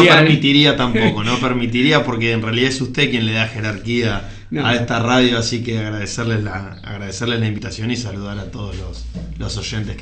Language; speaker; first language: Spanish; native; Spanish